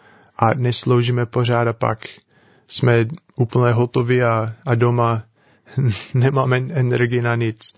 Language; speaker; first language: Czech; non-native, fluent; English